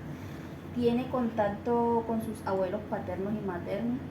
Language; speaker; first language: Spanish; native; Spanish